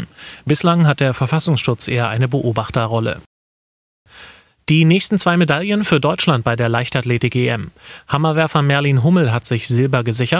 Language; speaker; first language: German; native; German